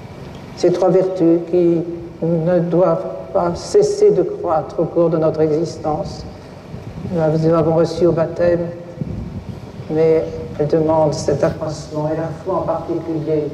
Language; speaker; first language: French; native; French